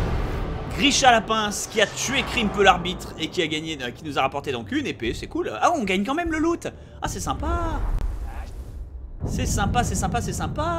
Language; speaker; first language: French; native; French